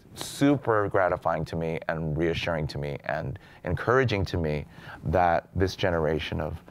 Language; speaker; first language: English; native; English